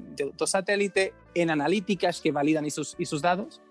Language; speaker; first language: Portuguese; non-native, learner; Catalan